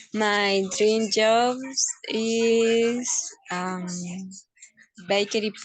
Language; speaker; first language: English; non-native, learner; Spanish